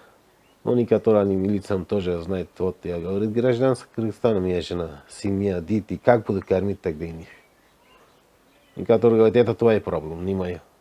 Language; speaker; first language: Russian; non-native, learner; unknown